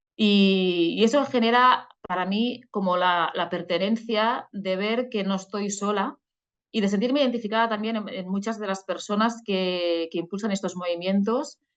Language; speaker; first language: Spanish; non-native, local second language; Catalan